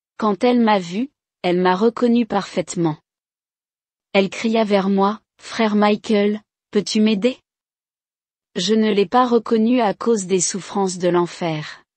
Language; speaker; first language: French; non-native, local second language; Rundi